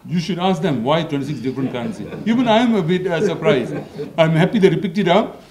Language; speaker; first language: English; non-native, local second language; Malay